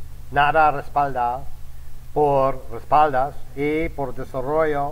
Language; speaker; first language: Spanish; non-native, fluent; English